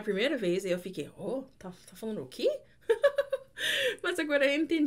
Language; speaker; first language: Portuguese; non-native, fluent; English